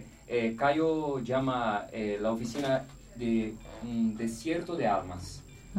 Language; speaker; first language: Spanish; non-native, learner; Portuguese